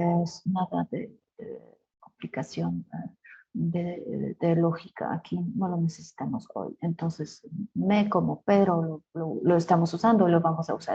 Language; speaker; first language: Spanish; non-native, fluent; French